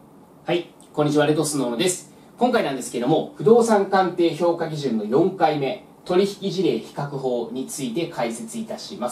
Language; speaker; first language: Japanese; native; Japanese